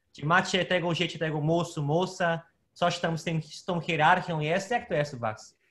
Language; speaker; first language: Polish; non-native, fluent; Portuguese